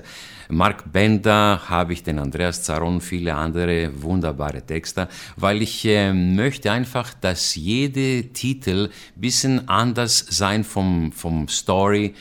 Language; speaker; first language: German; non-native, fluent; Greek